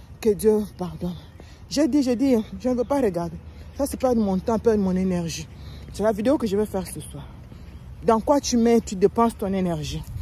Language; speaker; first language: French; non-native, local second language; Lingala